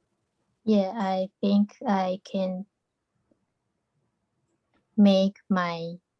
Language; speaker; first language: English; non-native, learner; Chinese